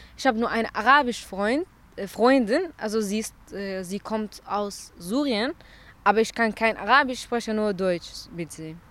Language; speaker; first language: German; non-native, learner; Central Kurdish